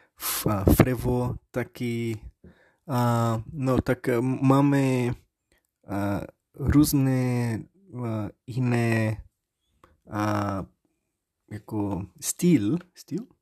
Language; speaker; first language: Czech; non-native, learner; Portuguese